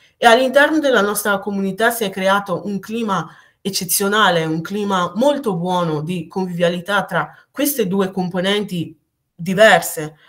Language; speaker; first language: Italian; early bilingual, other home language; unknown